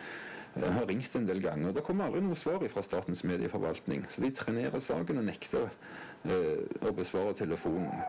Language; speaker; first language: Norwegian; native; Norwegian